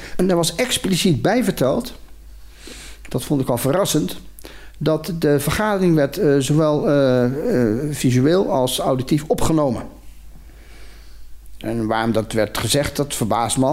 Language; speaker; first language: Dutch; native; Dutch